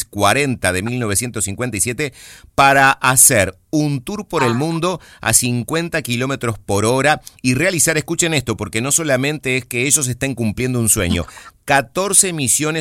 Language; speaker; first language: Spanish; native; Spanish